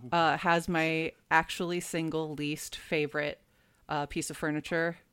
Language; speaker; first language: English; native; English